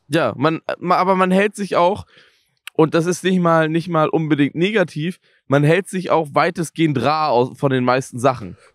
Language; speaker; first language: German; native; German